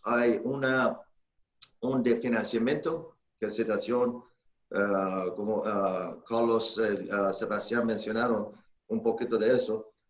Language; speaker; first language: Spanish; non-native, fluent; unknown